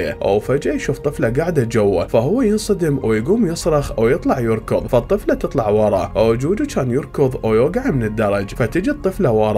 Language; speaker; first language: Arabic; native; Arabic